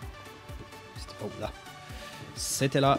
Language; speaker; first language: French; native; French